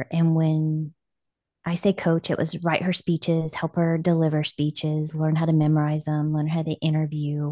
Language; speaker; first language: English; native; English